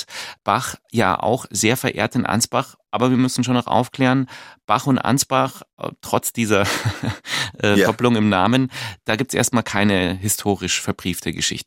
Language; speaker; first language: German; native; German